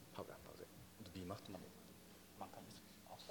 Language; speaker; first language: German; non-native, learner; Japanese